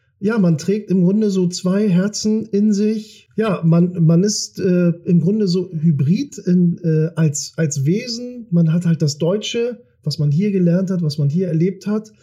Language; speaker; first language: German; early bilingual, other home language; Turkish